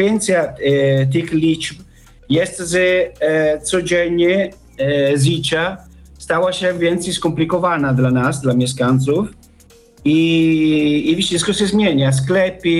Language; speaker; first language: Polish; non-native, learner; Italian